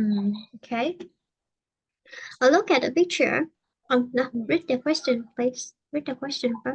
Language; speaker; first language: English; non-native, fluent; Vietnamese